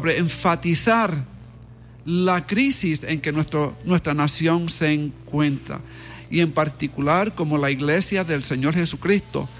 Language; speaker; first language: Spanish; early bilingual, heritage; Spanish